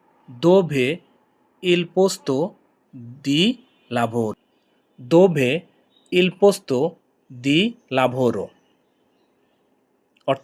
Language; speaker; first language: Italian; non-native, learner; Bangla